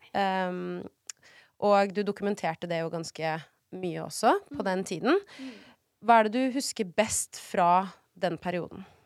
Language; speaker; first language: Norwegian; native; Norwegian